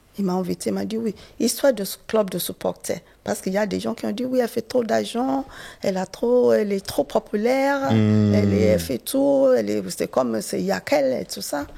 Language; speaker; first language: French; non-native, fluent; Yoruba